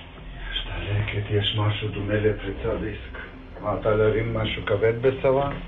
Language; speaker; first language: Hebrew; non-native, fluent; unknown